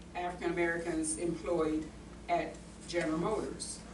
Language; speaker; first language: English; native; English